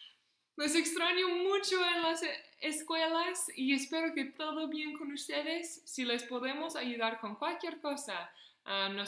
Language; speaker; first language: Spanish; non-native, fluent; English